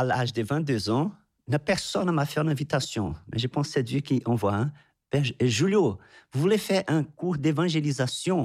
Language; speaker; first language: French; non-native, fluent; Portuguese